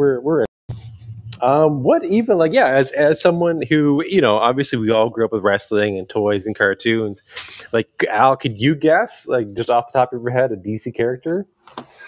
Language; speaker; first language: English; native; English